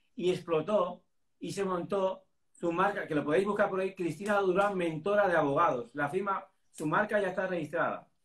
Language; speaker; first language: Spanish; native; Spanish